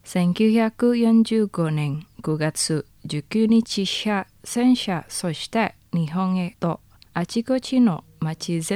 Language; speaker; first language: Japanese; non-native, learner; Indonesian